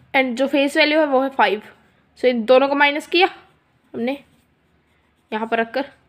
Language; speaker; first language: Hindi; non-native, local second language; Punjabi